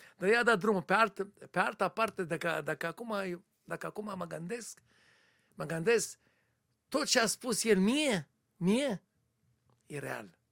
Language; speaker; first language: Romanian; non-native, learner; Hebrew